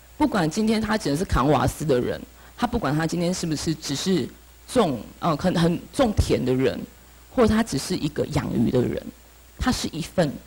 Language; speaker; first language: Chinese; native; Chinese